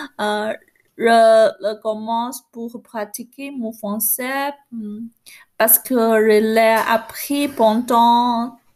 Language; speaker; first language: French; non-native, learner; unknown